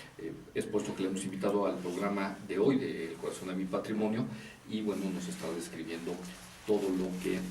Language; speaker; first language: Spanish; native; Spanish